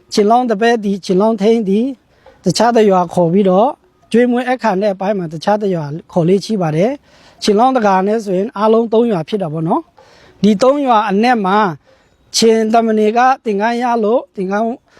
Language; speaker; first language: Burmese; non-native, local second language; Pa'o Karen